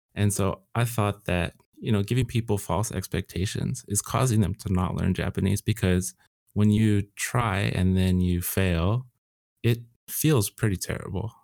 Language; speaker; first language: English; native; English